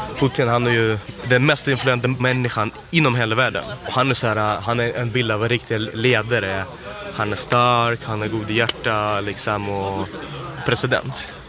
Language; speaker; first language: Swedish; early bilingual, other home language; Russian